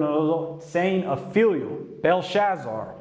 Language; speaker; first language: Portuguese; non-native, learner; English